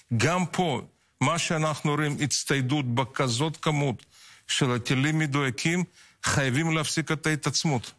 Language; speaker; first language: Hebrew; non-native, fluent; Russian